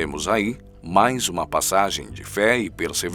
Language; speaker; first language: Portuguese; native; Portuguese